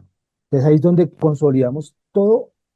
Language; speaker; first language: Spanish; native; Spanish